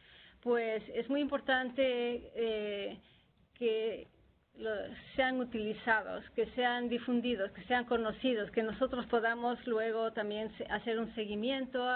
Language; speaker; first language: Spanish; native; Spanish